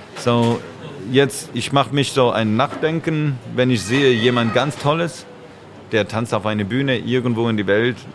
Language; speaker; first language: German; non-native, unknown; French